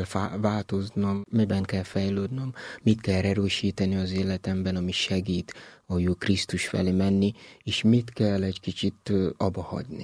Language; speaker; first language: Hungarian; non-native, learner; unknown